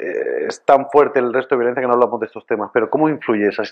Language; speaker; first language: Spanish; native; Spanish